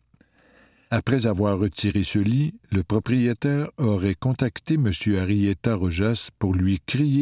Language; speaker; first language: French; native; French